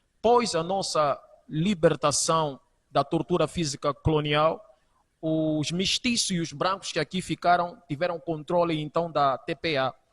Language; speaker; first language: Portuguese; native; Portuguese